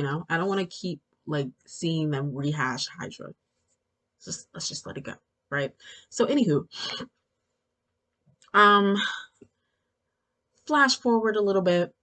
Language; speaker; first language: English; native; English